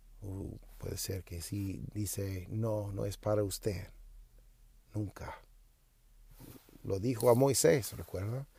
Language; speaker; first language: Spanish; non-native, learner; English